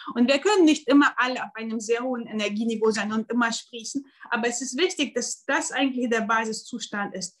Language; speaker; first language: German; non-native, fluent; Russian